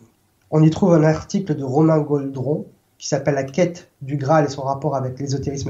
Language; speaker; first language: French; native; French